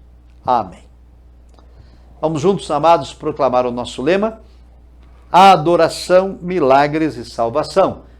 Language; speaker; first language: Portuguese; native; Portuguese